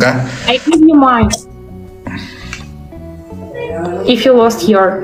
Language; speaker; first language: English; non-native, learner; Russian